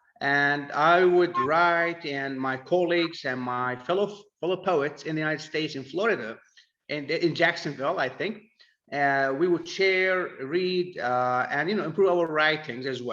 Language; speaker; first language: English; non-native, fluent; Arabic